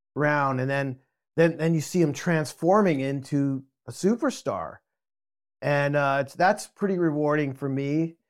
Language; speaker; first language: English; native; English